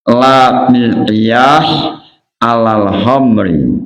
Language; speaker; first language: Arabic; non-native, fluent; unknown